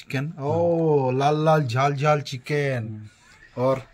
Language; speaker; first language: Hindi; non-native, local second language; Bangla